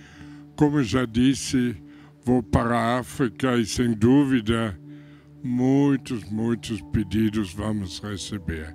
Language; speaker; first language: Portuguese; non-native, fluent; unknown